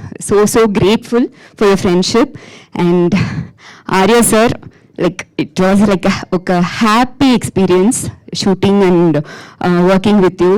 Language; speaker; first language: Telugu; non-native, fluent; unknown